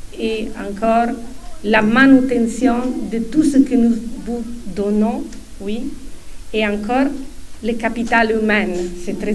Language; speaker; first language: French; non-native, fluent; Italian